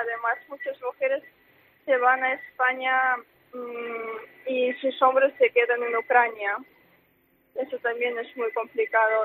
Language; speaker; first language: Spanish; non-native, fluent; Ukrainian